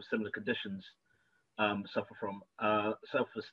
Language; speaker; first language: English; native; English